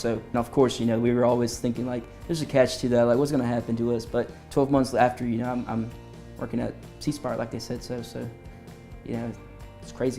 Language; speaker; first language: English; early bilingual, other home language; Spanish